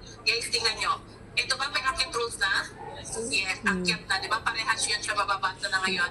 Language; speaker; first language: Filipino; native; Filipino